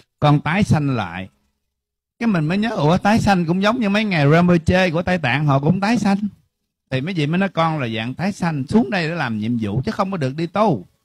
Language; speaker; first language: Vietnamese; early bilingual, heritage; Vietnamese